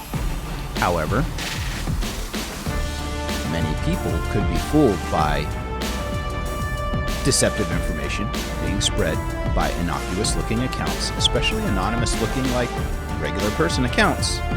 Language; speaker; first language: English; native; English